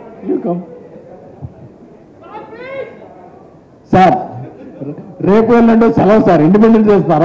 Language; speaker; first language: Telugu; native; Telugu